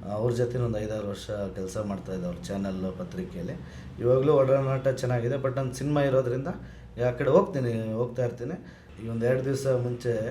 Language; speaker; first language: Kannada; native; Kannada